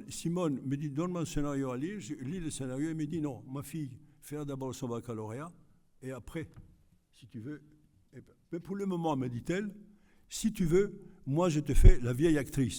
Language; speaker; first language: French; non-native, fluent; Greek